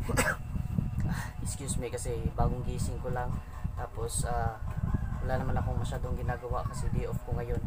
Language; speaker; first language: Filipino; non-native, local second language; Cebuano